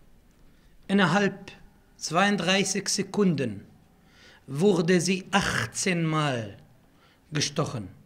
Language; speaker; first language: German; non-native, fluent; Arabic